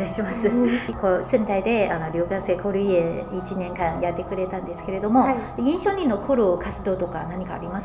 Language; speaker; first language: Japanese; non-native, fluent; Chinese